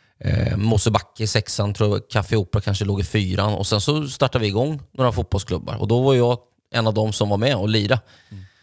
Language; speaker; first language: Swedish; native; Swedish